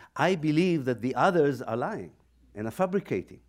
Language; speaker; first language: English; non-native, fluent; Hebrew